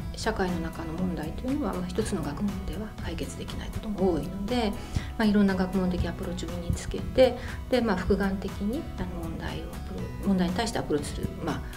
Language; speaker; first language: Japanese; non-native, fluent; Chinese